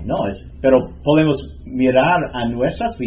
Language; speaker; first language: Spanish; non-native, learner; English